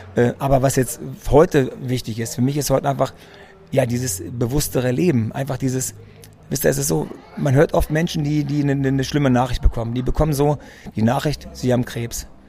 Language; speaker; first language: German; early bilingual, other home language; Greek